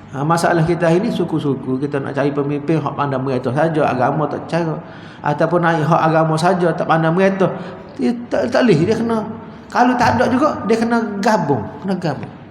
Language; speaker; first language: Malay; native; Malay